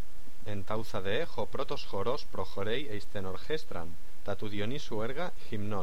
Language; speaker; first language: Greek; non-native, fluent; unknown